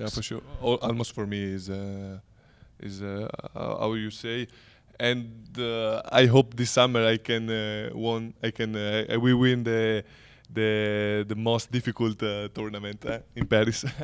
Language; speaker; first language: English; non-native, learner; Italian